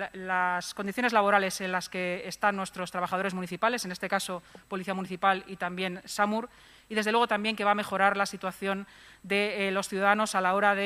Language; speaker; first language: Spanish; native; Spanish